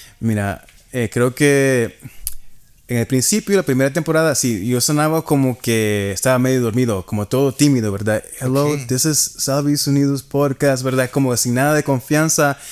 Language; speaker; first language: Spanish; early bilingual, heritage; Spanish